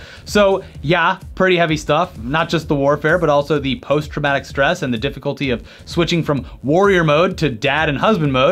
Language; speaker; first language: English; native; English